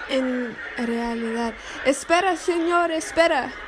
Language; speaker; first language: Spanish; non-native, learner; Portuguese